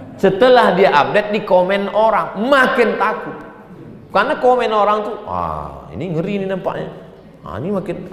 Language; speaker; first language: Indonesian; native; Indonesian